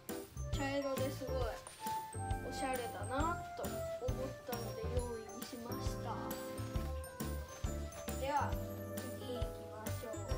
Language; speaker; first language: Japanese; native; Japanese